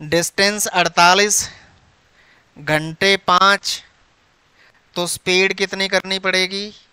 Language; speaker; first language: Hindi; non-native, local second language; Punjabi